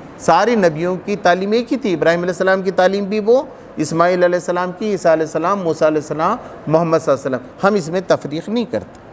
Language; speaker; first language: Urdu; native; Urdu